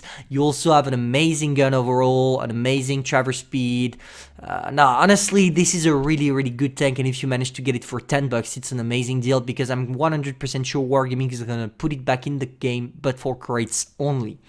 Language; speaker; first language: English; non-native, fluent; French